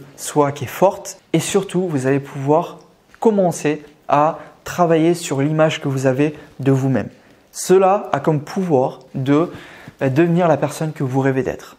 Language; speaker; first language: French; native; French